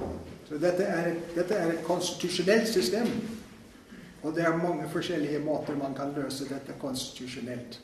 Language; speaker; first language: Norwegian; non-native, fluent; English